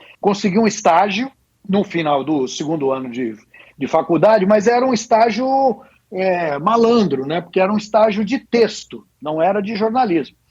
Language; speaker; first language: Portuguese; native; Portuguese